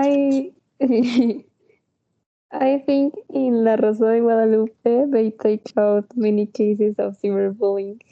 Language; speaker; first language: English; non-native, learner; Spanish